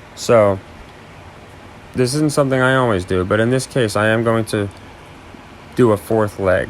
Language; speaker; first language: English; native; English